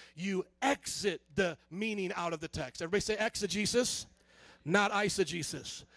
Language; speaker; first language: English; native; English